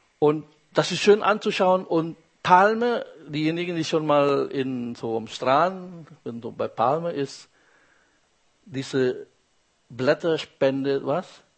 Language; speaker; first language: German; non-native, fluent; Indonesian